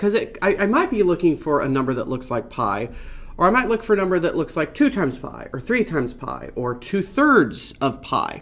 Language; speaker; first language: English; native; English